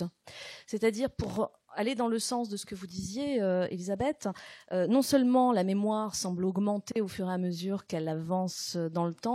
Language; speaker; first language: French; native; French